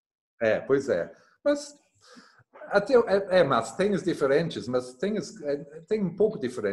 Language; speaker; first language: Portuguese; non-native, learner; English